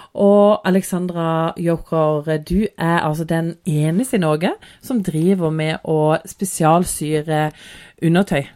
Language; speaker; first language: Norwegian; native; Norwegian